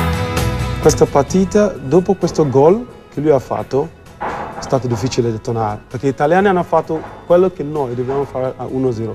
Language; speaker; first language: Italian; non-native, fluent; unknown